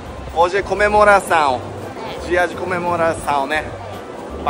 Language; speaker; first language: Portuguese; non-native, fluent; Japanese